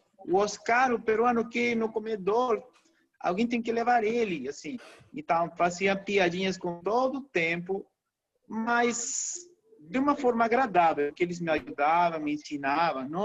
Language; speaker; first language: Portuguese; non-native, fluent; Spanish